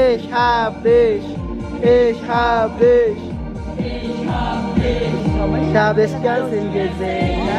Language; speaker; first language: German; non-native, learner; Filipino